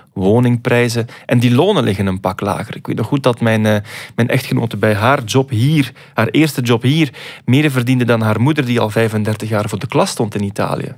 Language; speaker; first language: Dutch; native; Dutch